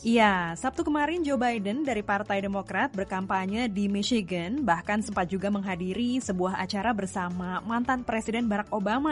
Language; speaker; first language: Indonesian; native; Indonesian